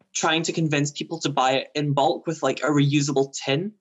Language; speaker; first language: English; native; English